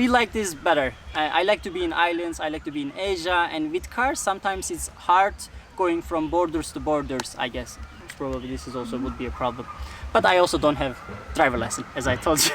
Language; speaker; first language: English; non-native, fluent; Turkish